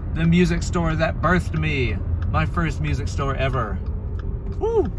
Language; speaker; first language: English; native; English